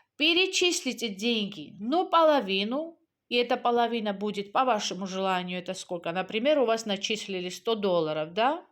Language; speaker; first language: Russian; non-native, local second language; Georgian